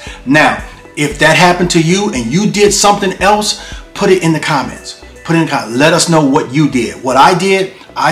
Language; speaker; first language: English; native; English